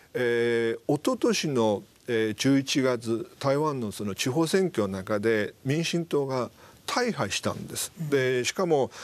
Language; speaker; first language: Japanese; non-native, fluent; Chinese